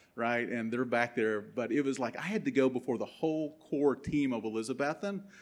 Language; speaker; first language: English; native; English